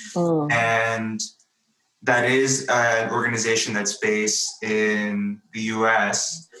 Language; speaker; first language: English; native; English